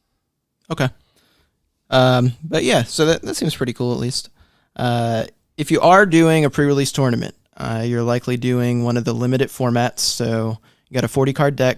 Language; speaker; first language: English; native; English